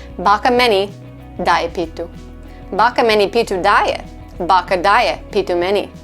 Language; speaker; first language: Croatian; non-native, learner; English